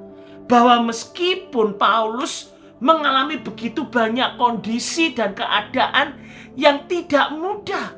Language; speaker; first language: Indonesian; native; Indonesian